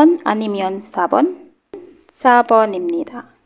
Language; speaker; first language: Korean; non-native, learner; Indonesian